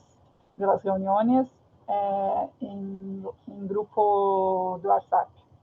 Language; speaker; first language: Spanish; non-native, fluent; Portuguese